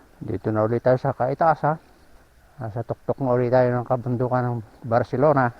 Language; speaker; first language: Filipino; native; Filipino